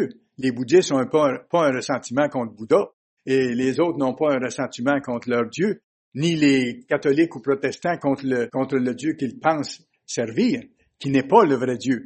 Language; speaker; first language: French; native; French